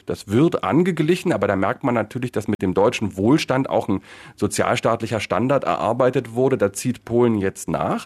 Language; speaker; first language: German; native; German